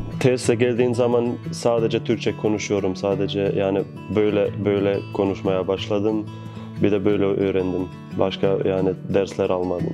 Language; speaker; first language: Turkish; non-native, fluent; Bosnian